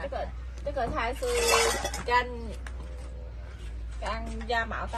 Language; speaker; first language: Chinese; non-native, learner; Vietnamese